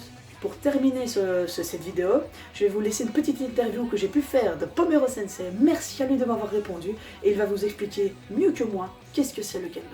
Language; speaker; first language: French; native; French